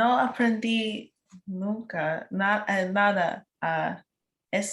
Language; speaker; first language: Spanish; non-native, learner; English